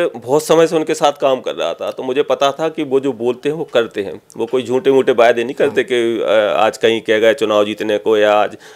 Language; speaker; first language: Hindi; native; Hindi